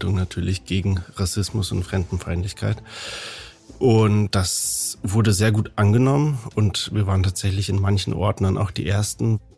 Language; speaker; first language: German; native; German